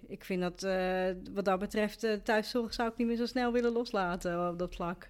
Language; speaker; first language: Dutch; native; Dutch